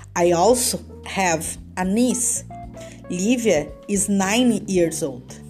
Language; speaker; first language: English; non-native, learner; Portuguese